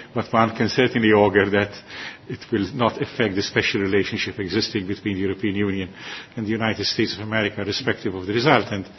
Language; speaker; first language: English; non-native, local second language; Maltese